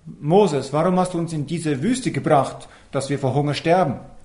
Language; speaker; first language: German; native; German